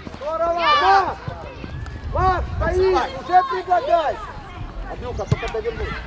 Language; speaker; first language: Russian; native; Russian